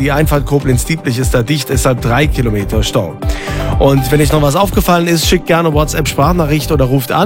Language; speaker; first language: German; native; German